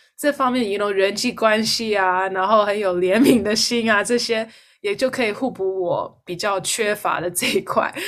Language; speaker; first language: Chinese; early bilingual, heritage; Chinese